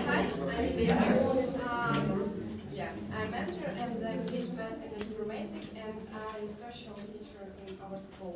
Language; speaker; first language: English; non-native, learner; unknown